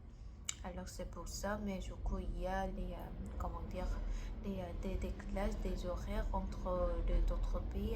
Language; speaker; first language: French; non-native, learner; Korean